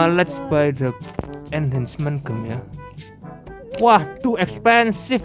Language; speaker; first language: English; non-native, local second language; Indonesian